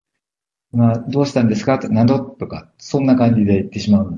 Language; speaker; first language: Japanese; native; Japanese